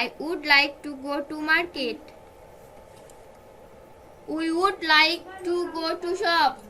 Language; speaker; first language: English; non-native, fluent; Bangla